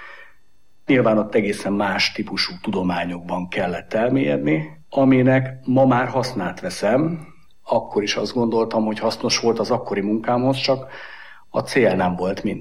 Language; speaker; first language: Hungarian; native; Hungarian